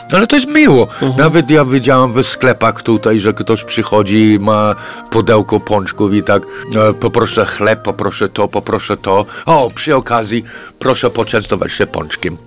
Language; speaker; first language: Polish; non-native, fluent; English